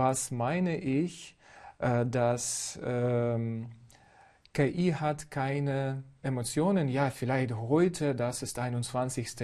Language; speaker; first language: German; non-native, fluent; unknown